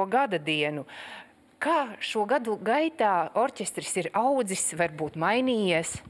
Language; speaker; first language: Latvian; native; Latvian